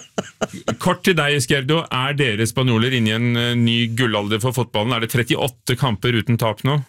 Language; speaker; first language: Norwegian; native; Norwegian